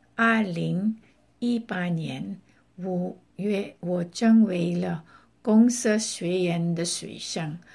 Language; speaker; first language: Chinese; non-native, learner; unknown